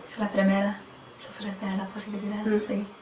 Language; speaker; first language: Spanish; non-native, learner; English